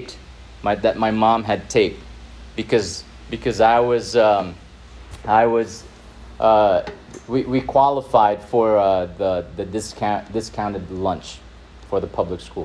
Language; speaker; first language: English; non-native, local second language; Filipino